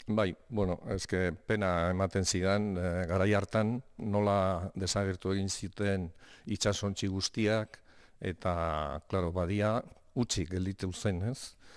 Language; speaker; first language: Basque; non-native, local second language; Spanish